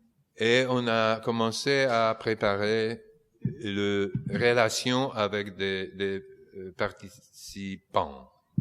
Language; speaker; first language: French; non-native, fluent; Polish